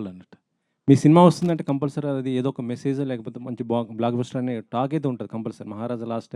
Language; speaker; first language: Telugu; native; Telugu